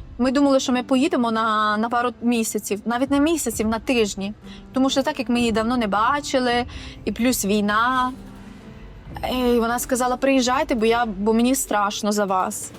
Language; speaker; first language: Ukrainian; native; Ukrainian